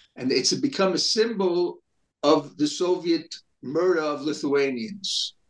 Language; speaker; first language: English; native; English